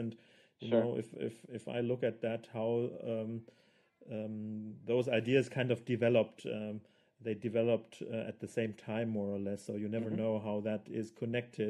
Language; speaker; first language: English; non-native, fluent; German